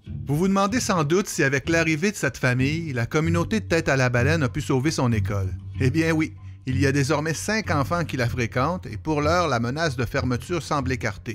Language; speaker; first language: French; native; French